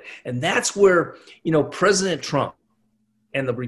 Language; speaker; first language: English; native; English